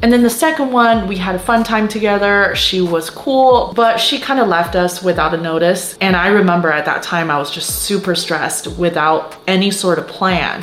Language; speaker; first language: English; non-native, fluent; Chinese